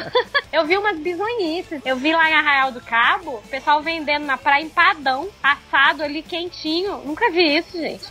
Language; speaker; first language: Portuguese; native; Portuguese